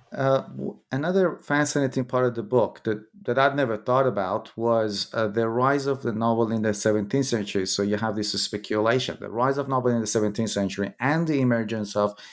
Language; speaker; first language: English; non-native, fluent; Persian